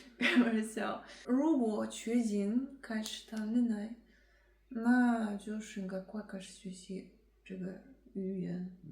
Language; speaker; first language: Chinese; non-native, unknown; Russian